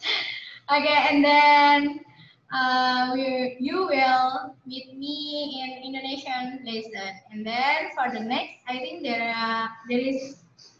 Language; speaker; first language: English; non-native, learner; Indonesian